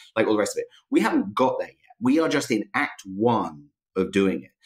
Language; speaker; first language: English; native; English